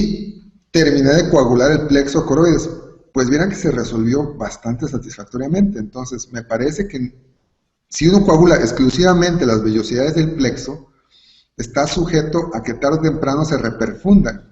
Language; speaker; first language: Spanish; native; Spanish